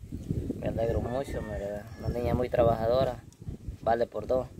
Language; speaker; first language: Spanish; native; Spanish